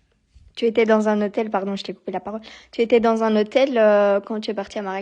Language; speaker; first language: French; native; French